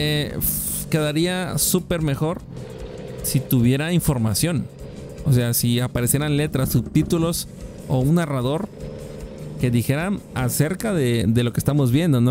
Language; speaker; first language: Spanish; native; Spanish